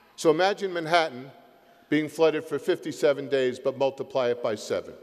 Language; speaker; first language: English; native; English